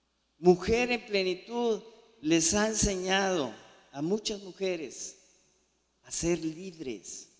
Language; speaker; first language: Spanish; native; Spanish